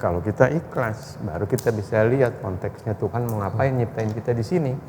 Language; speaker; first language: Indonesian; native; Indonesian